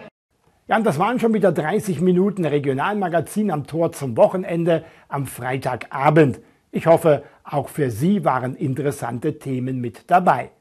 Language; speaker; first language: German; native; German